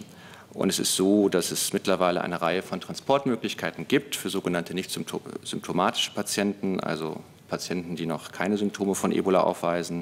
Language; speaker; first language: German; native; German